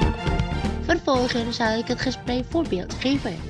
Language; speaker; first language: Dutch; non-native, learner; Indonesian